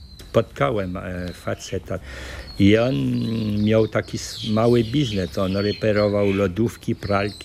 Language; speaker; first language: Polish; early bilingual, heritage; French